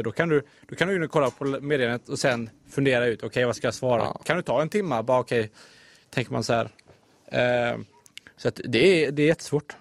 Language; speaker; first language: Swedish; native; Swedish